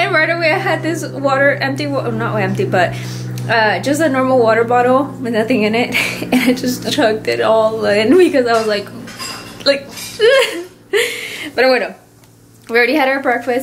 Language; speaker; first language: English; early bilingual, other home language; Spanish